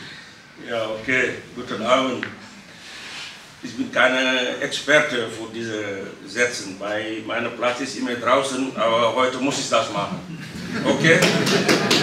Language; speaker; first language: German; non-native, fluent; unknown